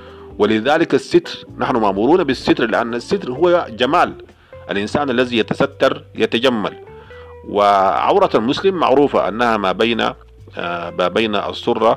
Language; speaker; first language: Arabic; native; Arabic